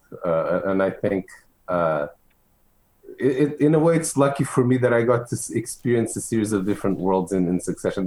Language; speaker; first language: English; non-native, fluent; Portuguese